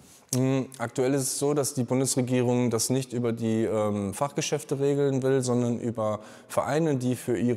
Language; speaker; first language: German; native; German